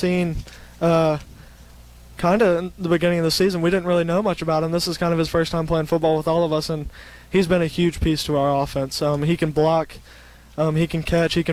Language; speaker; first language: English; native; English